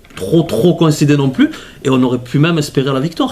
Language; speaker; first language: French; native; French